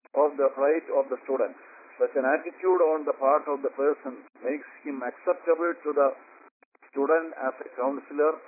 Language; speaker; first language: English; non-native, local second language; Malayalam